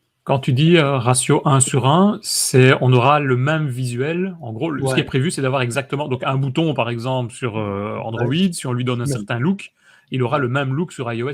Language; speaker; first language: French; native; French